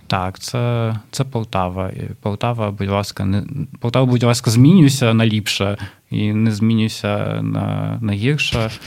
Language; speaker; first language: Ukrainian; non-native, local second language; Russian